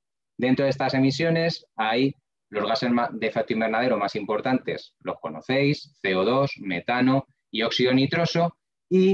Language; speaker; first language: Spanish; native; Spanish